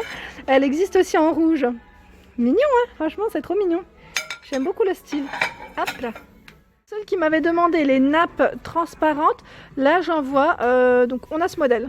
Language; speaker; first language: French; native; French